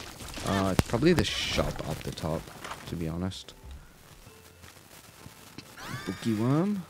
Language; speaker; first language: English; native; English